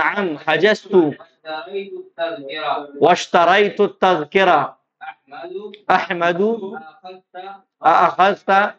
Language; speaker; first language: Arabic; non-native, fluent; Urdu